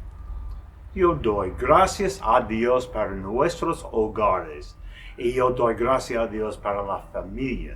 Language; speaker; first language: Spanish; non-native, fluent; English